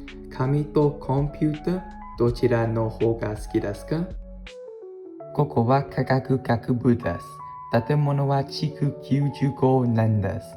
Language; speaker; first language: Japanese; non-native, learner; English